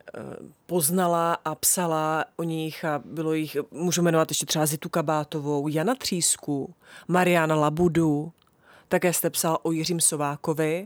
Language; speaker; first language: Czech; native; Czech